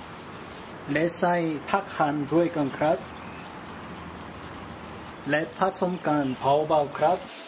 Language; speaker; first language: Thai; non-native, learner; Korean